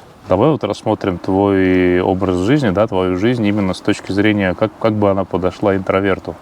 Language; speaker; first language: Russian; native; Russian